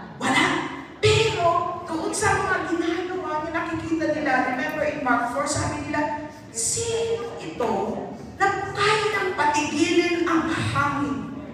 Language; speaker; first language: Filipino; non-native, local second language; Iloko